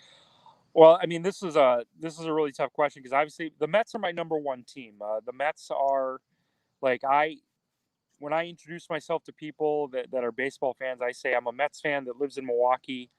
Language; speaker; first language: English; native; English